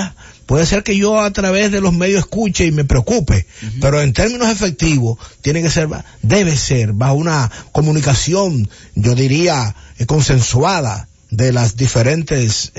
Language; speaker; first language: Spanish; native; Spanish